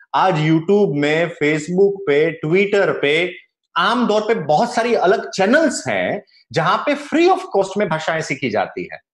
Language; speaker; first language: Hindi; non-native, local second language; Gujarati